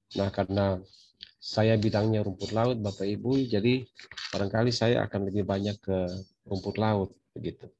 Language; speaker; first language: Indonesian; native; Indonesian